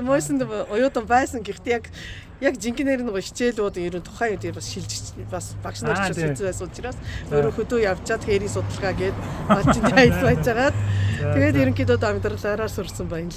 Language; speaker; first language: Mongolian; non-native, fluent; Japanese